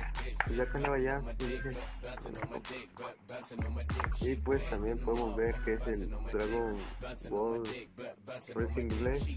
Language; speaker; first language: Spanish; native; Spanish